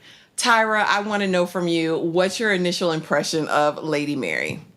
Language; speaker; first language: English; native; English